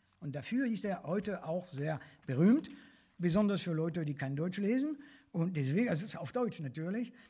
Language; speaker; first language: German; non-native, fluent; French